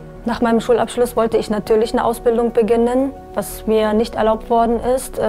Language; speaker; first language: German; early bilingual, other home language; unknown